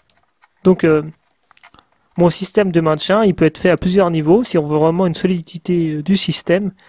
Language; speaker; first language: French; native; French